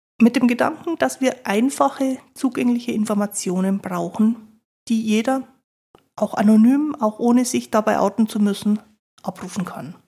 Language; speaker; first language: German; native; German